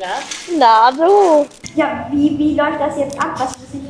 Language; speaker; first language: German; native; German